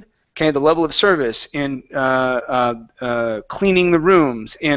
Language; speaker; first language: English; native; English